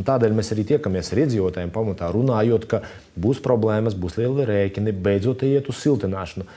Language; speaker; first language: Latvian; native; Latvian